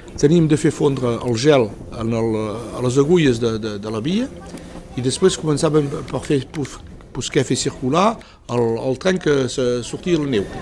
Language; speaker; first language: Catalan; early bilingual, heritage; Catalan